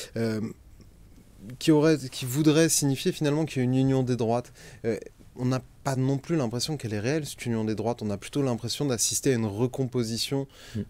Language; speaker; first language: French; native; French